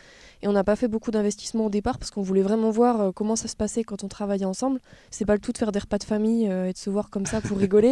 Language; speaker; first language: French; native; French